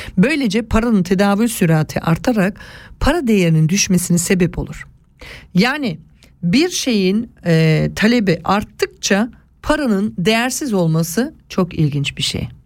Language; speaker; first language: Turkish; early bilingual, heritage; Turkish